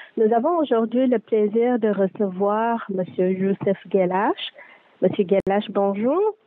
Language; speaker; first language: French; native; French